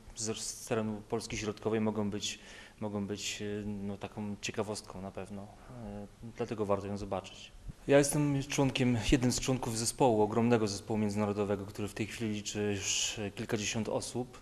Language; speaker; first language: Polish; native; Polish